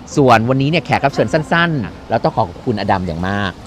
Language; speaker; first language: Thai; native; Thai